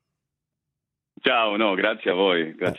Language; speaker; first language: Italian; non-native, fluent; Spanish